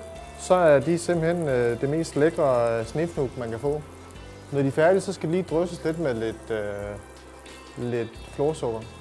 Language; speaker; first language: Danish; native; Danish